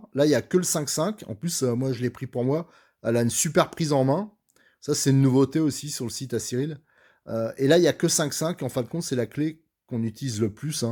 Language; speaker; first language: French; native; French